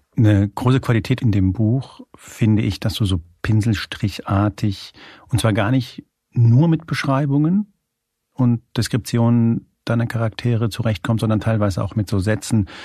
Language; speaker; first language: German; early bilingual, other home language; Spanish